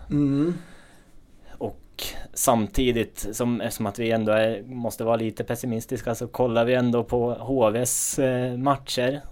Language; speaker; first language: Swedish; native; Swedish